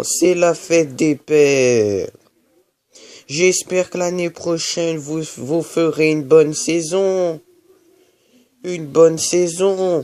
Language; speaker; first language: French; native; French